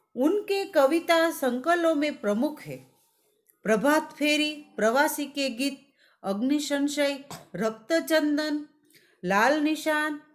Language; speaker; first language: Hindi; non-native, local second language; Gujarati